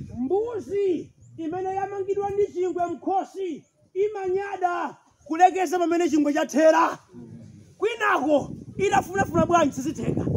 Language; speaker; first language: Nyanja; non-native, local second language; Tumbuka